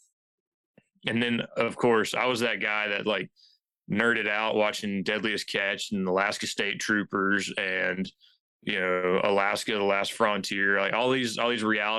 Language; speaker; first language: English; native; English